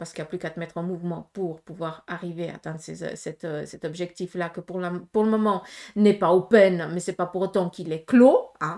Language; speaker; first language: French; native; French